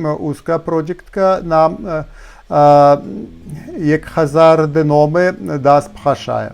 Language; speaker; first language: Hindi; non-native, learner; Russian